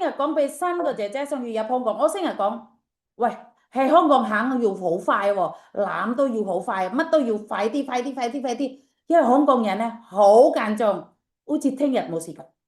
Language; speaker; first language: Chinese; non-native, fluent; Indonesian